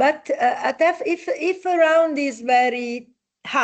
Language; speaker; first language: English; non-native, fluent; Italian